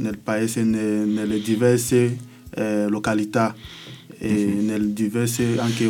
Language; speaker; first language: Italian; non-native, learner; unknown